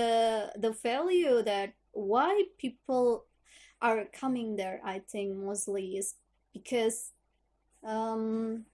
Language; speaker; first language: English; non-native, learner; Indonesian